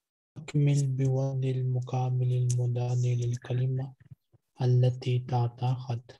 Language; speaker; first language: Arabic; non-native, fluent; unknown